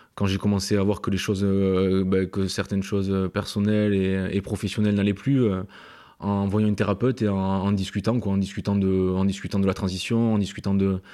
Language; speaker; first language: French; native; French